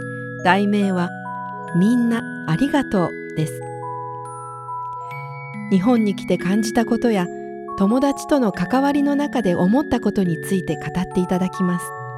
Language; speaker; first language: Japanese; native; Japanese